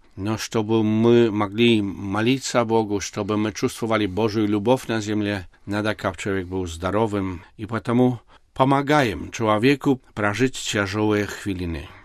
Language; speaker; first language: Russian; non-native, local second language; Belarusian